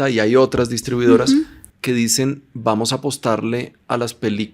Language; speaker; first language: Spanish; native; Spanish